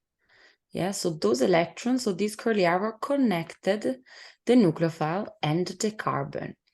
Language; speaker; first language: English; non-native, fluent; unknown